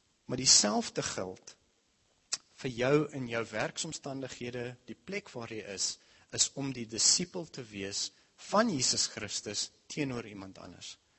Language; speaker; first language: Afrikaans; non-native, local second language; English